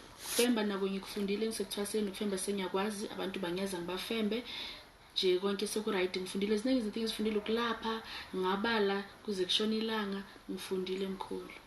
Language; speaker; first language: Zulu; native; Zulu